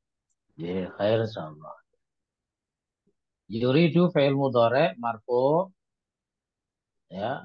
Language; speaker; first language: Arabic; non-native, fluent; Indonesian